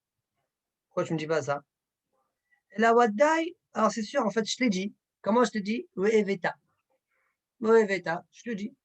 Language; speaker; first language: French; native; French